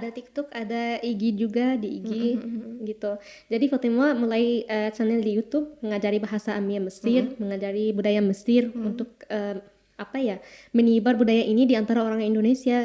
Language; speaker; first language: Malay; non-native, fluent; Arabic